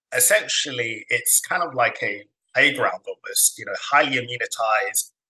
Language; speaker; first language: English; non-native, fluent; Somali